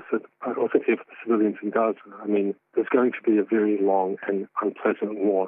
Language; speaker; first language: English; native; English